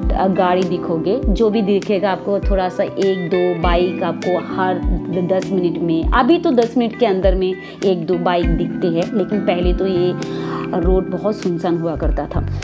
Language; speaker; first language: Hindi; non-native, local second language; Marathi